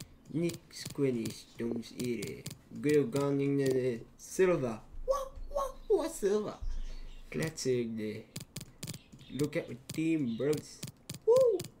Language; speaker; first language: English; non-native, learner; Dutch